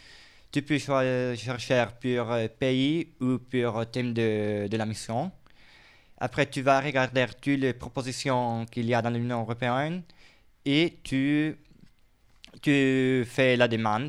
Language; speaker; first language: French; non-native, fluent; Italian